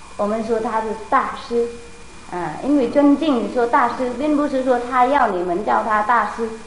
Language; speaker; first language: Chinese; non-native, fluent; Vietnamese